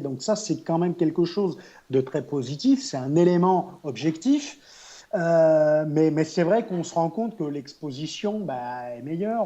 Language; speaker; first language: French; native; French